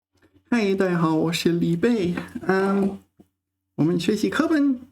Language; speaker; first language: Chinese; non-native, learner; English